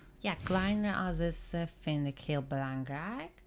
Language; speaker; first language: Dutch; non-native, learner; Turkish